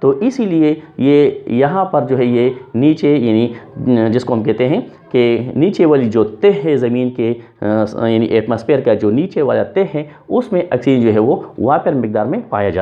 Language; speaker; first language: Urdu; non-native, local second language; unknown